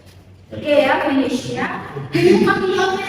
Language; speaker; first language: English; non-native, learner; Indonesian